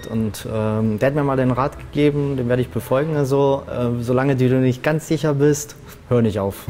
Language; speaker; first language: German; native; German